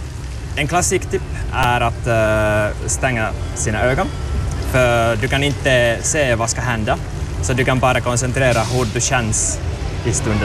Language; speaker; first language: Swedish; non-native, learner; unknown